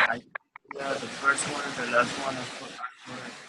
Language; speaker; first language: English; non-native, learner; Spanish